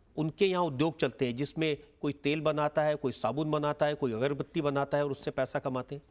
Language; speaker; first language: Hindi; native; Hindi